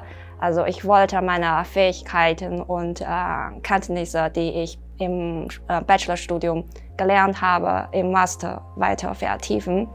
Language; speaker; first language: German; non-native, fluent; Chinese